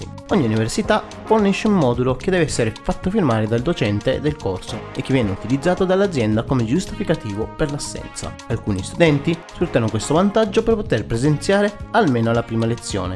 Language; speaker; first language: Italian; native; Italian